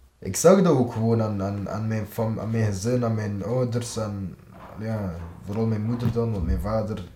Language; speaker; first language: Dutch; early bilingual, other home language; Turkish